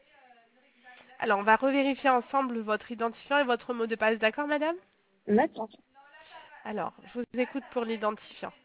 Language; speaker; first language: French; native; French